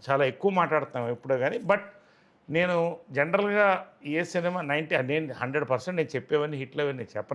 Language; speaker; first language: Telugu; native; Telugu